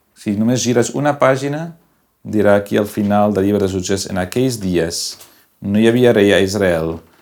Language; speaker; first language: Catalan; non-native, local second language; Spanish